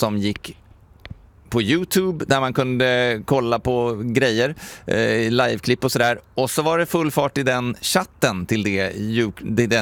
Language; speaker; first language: Swedish; native; Swedish